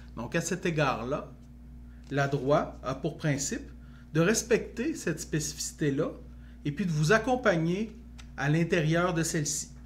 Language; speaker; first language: French; native; French